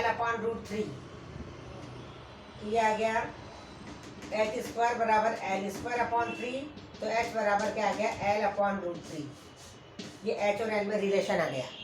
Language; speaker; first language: Hindi; native; Hindi